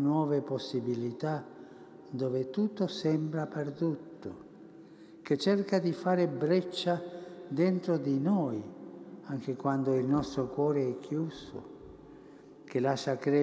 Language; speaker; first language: Italian; early bilingual, heritage; Spanish